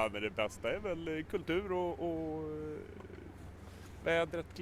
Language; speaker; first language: Swedish; native; Swedish